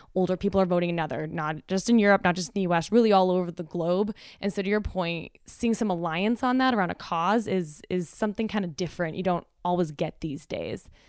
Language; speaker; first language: English; native; English